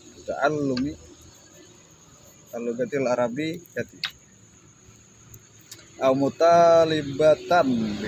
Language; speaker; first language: Arabic; non-native, learner; Indonesian